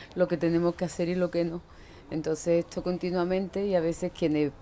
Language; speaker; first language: Spanish; native; Spanish